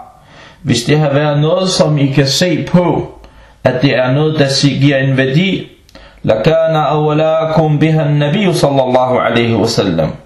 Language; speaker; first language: Danish; non-native, local second language; Arabic